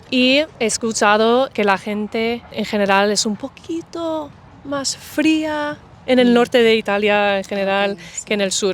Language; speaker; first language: Spanish; non-native, fluent; English